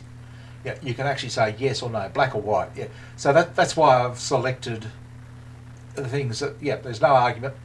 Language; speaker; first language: English; native; English